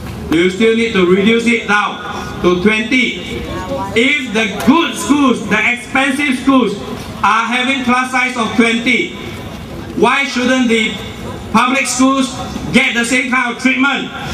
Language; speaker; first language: English; non-native, local second language; Chinese